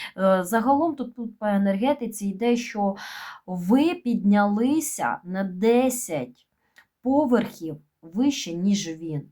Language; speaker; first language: Ukrainian; non-native, local second language; Russian